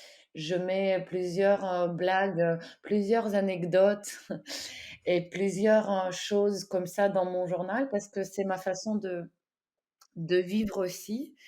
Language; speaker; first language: French; non-native, fluent; Ukrainian